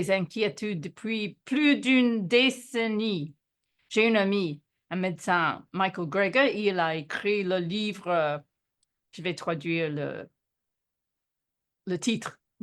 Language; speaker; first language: French; non-native, fluent; English